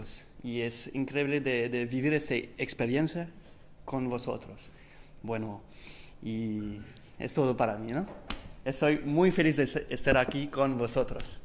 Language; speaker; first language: Spanish; non-native, learner; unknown